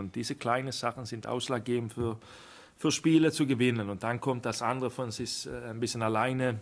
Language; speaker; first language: German; non-native, fluent; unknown